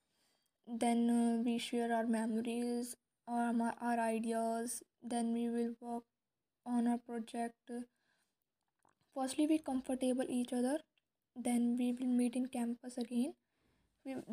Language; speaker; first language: English; non-native, local second language; Hindi